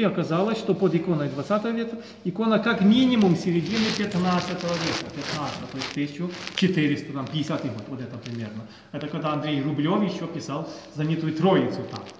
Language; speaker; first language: Russian; native; Russian